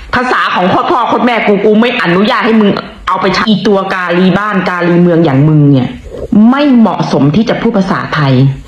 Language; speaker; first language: Thai; native; Thai